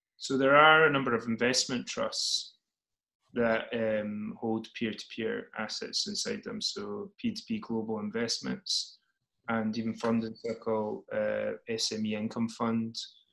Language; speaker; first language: English; native; English